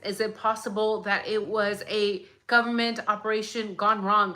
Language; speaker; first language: English; native; English